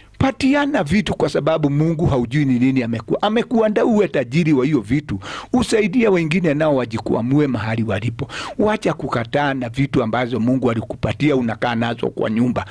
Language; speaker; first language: Swahili; non-native, local second language; Kikuyu